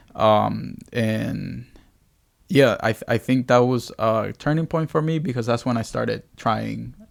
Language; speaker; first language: English; early bilingual, other home language; Spanish